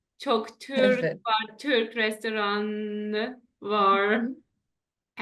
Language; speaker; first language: Turkish; non-native, learner; German